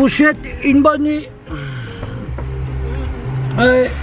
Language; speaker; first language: French; native; French